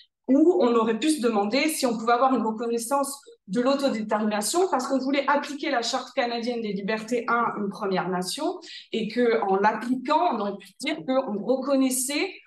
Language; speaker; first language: French; native; French